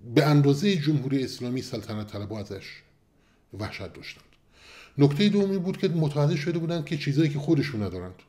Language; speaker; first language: Persian; non-native, local second language; Kurdish